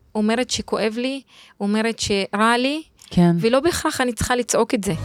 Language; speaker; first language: Hebrew; non-native, local second language; Arabic